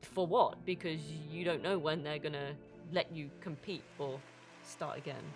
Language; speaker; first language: English; native; English